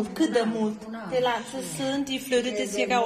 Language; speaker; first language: Romanian; non-native, fluent; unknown